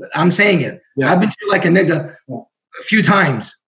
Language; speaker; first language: English; non-native, fluent; Greek